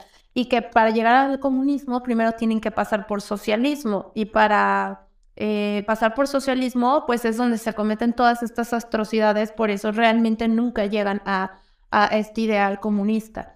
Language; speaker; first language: Spanish; native; Spanish